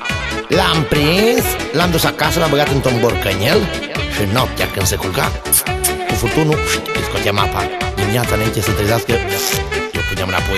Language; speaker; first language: Romanian; native; Romanian